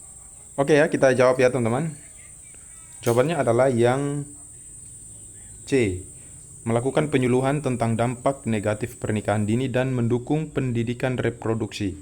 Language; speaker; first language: Indonesian; native; Indonesian